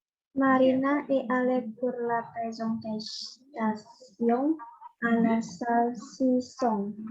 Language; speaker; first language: French; non-native, learner; Indonesian